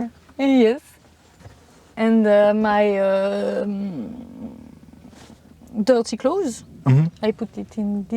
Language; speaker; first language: English; non-native, learner; French